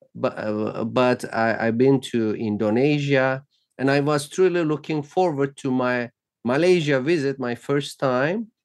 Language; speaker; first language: English; non-native, fluent; Turkish